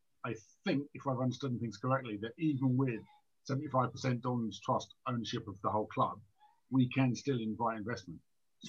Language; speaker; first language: English; native; English